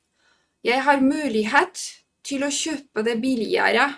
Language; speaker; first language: Norwegian; non-native, fluent; Polish